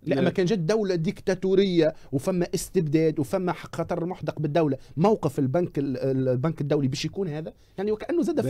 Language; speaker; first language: Arabic; native; Arabic